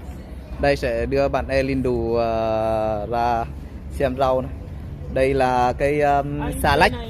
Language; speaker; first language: Vietnamese; native; Vietnamese